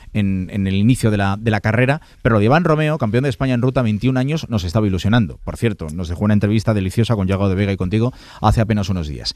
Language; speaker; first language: Spanish; native; Spanish